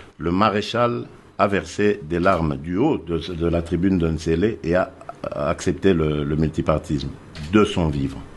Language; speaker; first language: French; non-native, local second language; Lingala